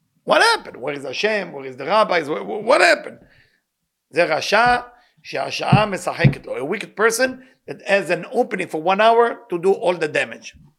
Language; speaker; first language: English; non-native, fluent; Hebrew